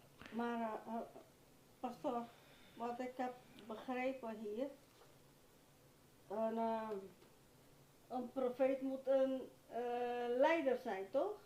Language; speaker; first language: Dutch; non-native, fluent; Spanish